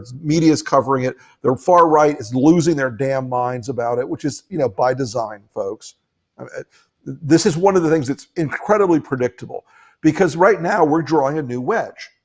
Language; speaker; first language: English; native; English